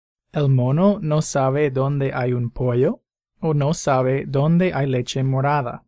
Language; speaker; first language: Spanish; non-native, fluent; English